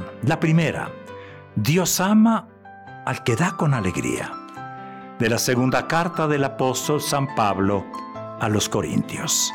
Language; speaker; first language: Spanish; native; Spanish